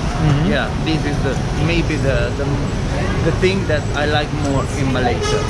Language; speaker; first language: English; non-native, fluent; Italian